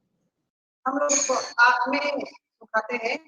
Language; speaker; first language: Hindi; non-native, local second language; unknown